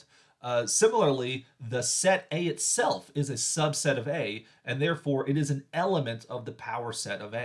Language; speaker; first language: English; native; English